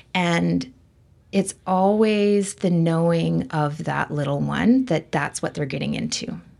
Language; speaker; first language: English; native; English